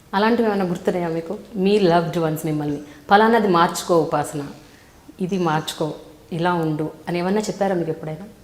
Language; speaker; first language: Telugu; native; Telugu